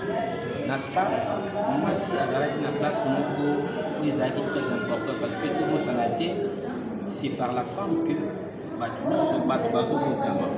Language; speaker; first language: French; non-native, local second language; Lingala